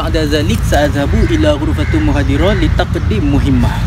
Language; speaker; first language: Arabic; non-native, learner; Malay